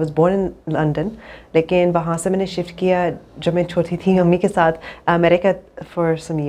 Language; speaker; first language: Hindi; early bilingual, heritage; English